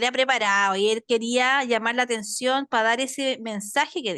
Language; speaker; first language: Spanish; native; Spanish